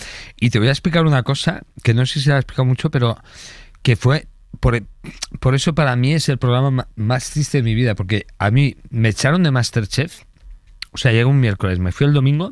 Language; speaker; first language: Spanish; native; Spanish